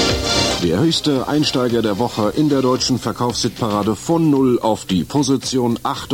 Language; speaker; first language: German; native; German